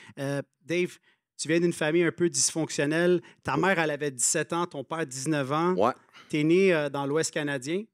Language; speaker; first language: French; native; French